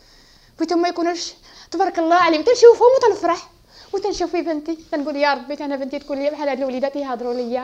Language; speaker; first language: Arabic; native; Arabic